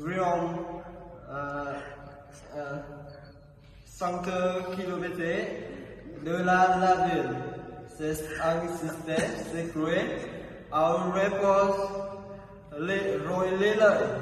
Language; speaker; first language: French; non-native, learner; Vietnamese